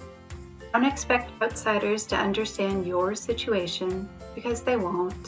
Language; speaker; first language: English; native; English